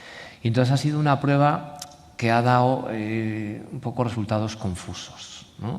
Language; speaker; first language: Spanish; native; Spanish